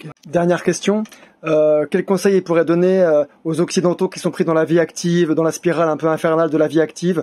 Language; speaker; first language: French; native; French